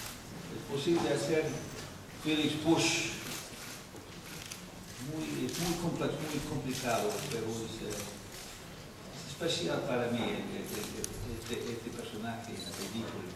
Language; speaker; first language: Spanish; non-native, learner; English